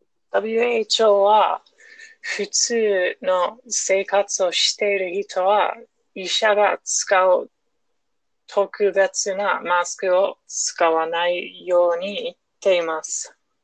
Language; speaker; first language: Japanese; non-native, learner; English